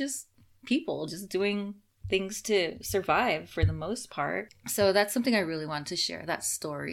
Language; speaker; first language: English; native; English